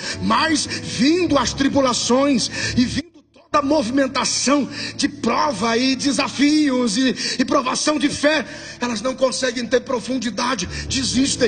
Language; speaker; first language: Portuguese; native; Portuguese